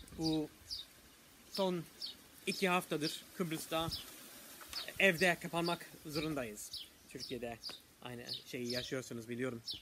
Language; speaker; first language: Turkish; non-native, fluent; English